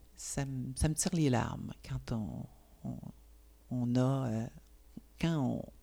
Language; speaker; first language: French; native; French